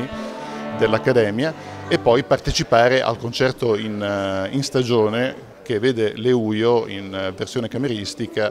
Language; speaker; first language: Italian; native; Italian